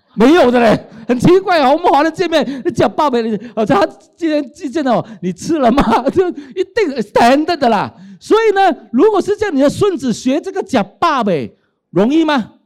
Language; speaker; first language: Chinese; non-native, local second language; Cantonese